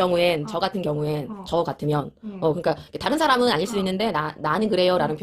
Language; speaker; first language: Korean; native; Korean